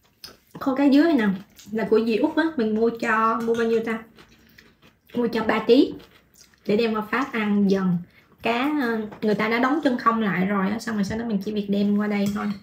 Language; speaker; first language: Vietnamese; native; Vietnamese